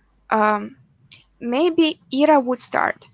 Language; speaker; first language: English; non-native, fluent; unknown